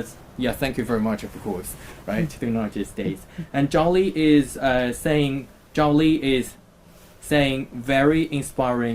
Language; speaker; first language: English; non-native, fluent; Chinese